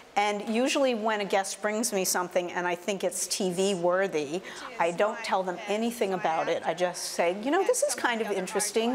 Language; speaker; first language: English; native; English